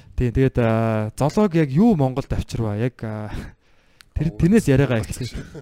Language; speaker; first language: Mongolian; native; Mongolian